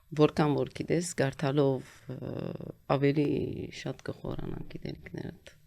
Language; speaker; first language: Armenian; early bilingual, heritage; Armenian